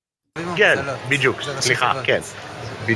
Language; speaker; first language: Hebrew; non-native, fluent; English